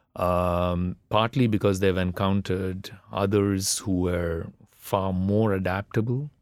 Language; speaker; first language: English; non-native, local second language; Tamil